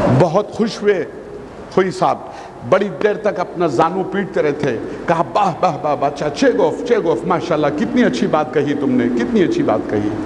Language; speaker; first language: Urdu; non-native, local second language; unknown